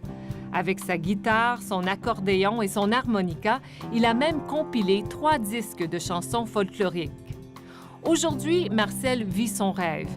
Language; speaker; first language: French; native; French